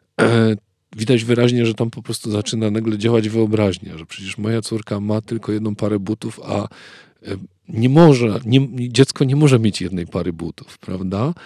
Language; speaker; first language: Polish; native; Polish